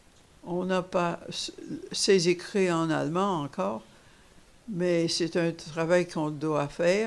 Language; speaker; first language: French; non-native, fluent; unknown